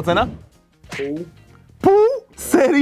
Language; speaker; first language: Polish; native; Polish